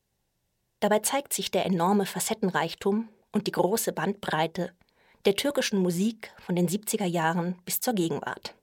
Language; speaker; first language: German; native; German